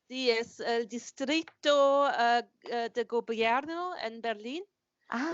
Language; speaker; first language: Spanish; non-native, learner; German